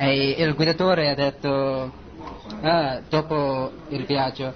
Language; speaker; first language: Italian; non-native, learner; English